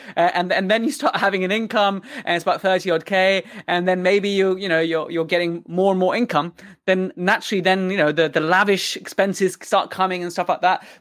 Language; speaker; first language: English; early bilingual, other home language; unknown